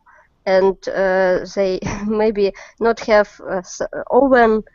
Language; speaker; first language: English; non-native, learner; Russian